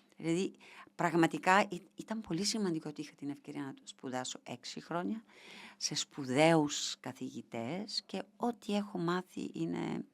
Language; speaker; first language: Greek; non-native, fluent; Bulgarian